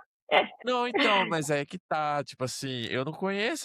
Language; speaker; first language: Portuguese; native; Portuguese